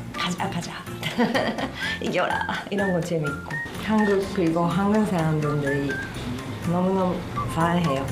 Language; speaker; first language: Korean; non-native, fluent; Japanese